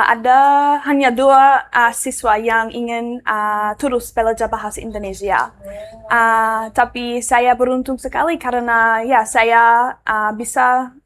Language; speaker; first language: Indonesian; non-native, learner; English